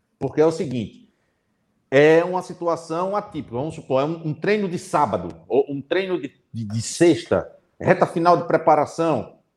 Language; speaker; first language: Portuguese; native; Portuguese